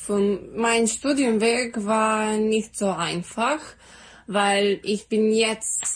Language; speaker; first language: German; non-native, learner; Serbian